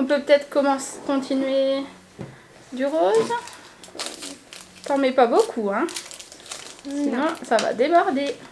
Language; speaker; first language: French; native; French